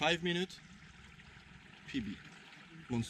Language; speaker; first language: English; non-native, learner; French